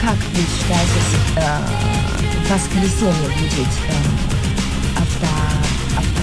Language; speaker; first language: Russian; non-native, learner; Chinese